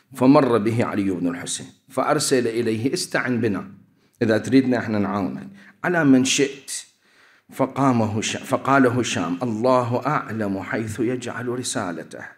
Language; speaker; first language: Arabic; native; Arabic